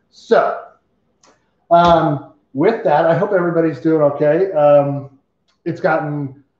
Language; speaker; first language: English; native; English